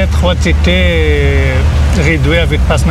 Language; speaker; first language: French; non-native, local second language; Arabic